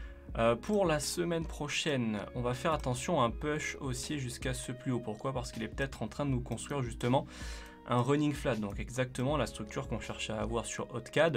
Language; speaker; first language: French; native; French